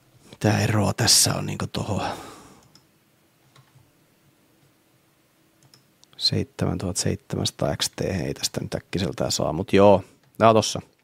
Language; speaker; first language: Finnish; native; Finnish